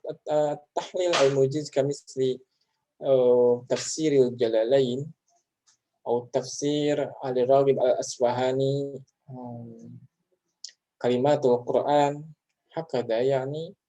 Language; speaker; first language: Arabic; non-native, fluent; Indonesian